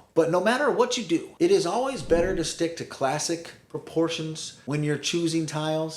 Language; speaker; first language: English; native; English